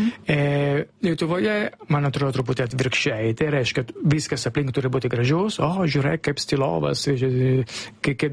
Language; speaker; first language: Lithuanian; non-native, learner; Italian